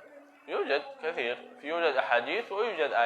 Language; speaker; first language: Arabic; native; Arabic